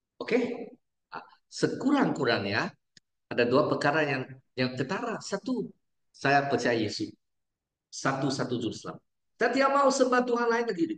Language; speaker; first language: Malay; non-native, local second language; Chinese